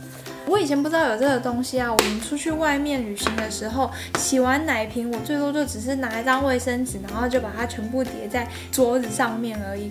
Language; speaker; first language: Chinese; native; Chinese